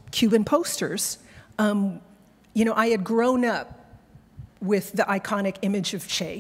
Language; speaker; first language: English; native; English